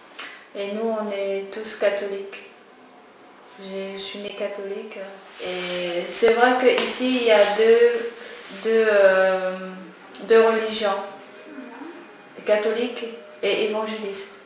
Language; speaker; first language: French; non-native, local second language; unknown